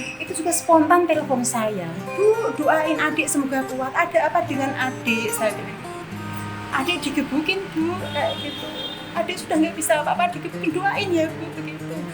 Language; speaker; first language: Indonesian; non-native, local second language; Javanese